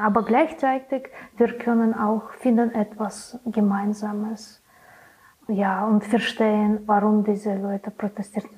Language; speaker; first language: German; non-native, learner; Belarusian